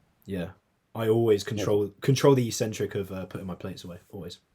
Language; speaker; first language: English; native; English